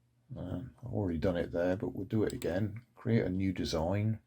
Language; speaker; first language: English; native; English